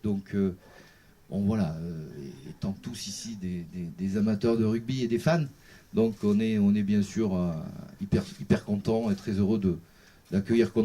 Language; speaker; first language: French; native; French